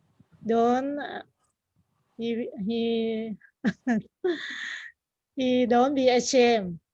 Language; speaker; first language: English; non-native, learner; Thai